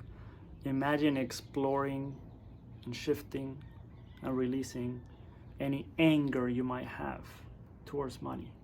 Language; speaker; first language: English; native; English